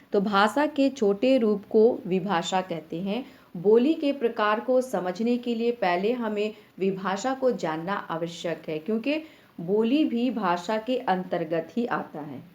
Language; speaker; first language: Hindi; native; Hindi